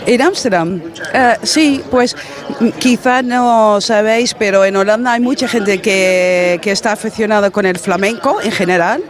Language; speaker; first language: Spanish; non-native, fluent; Dutch